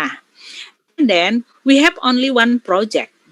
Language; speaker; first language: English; non-native, learner; Indonesian